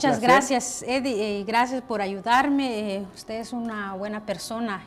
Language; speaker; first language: Spanish; non-native, local second language; Kʼicheʼ